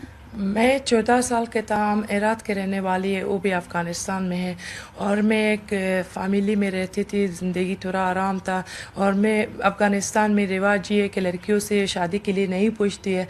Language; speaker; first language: Hindi; non-native, learner; Persian